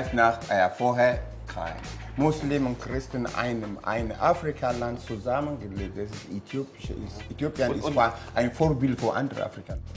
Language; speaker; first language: German; non-native, learner; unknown